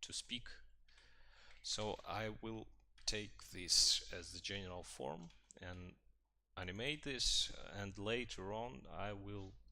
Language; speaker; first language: English; non-native, fluent; Russian